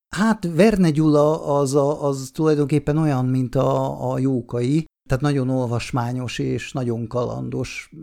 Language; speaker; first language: Hungarian; non-native, fluent; Swiss German